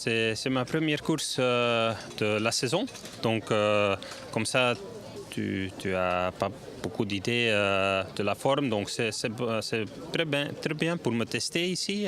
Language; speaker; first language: French; non-native, learner; Dutch